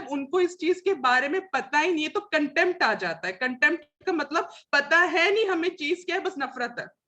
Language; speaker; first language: Hindi; non-native, local second language; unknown